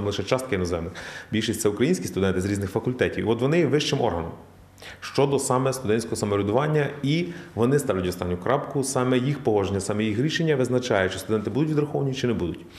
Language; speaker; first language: Ukrainian; native; Ukrainian